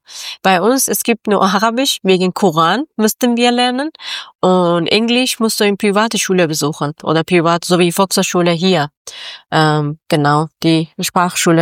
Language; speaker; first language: German; non-native, learner; Persian